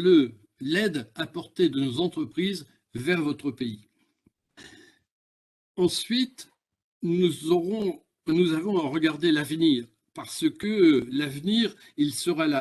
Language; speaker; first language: French; native; French